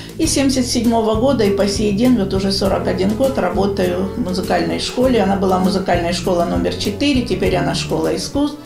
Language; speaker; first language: Russian; non-native, local second language; Bulgarian